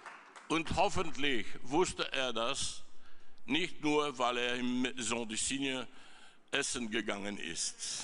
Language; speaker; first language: German; non-native, fluent; French